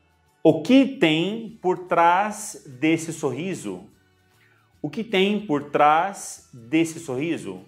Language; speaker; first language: Portuguese; non-native, fluent; Arabic